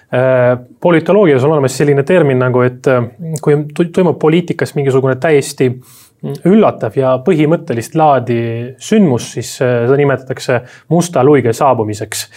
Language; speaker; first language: Estonian; non-native, local second language; Russian